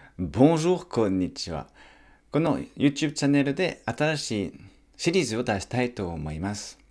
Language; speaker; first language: Japanese; non-native, fluent; French